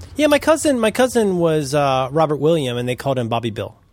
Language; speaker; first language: English; early bilingual, other home language; German